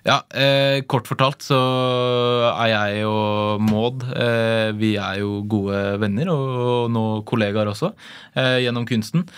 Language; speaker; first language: Norwegian; native; Norwegian